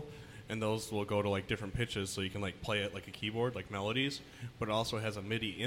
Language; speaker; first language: English; native; English